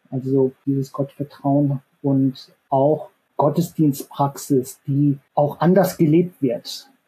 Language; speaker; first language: German; early bilingual, other home language; Korean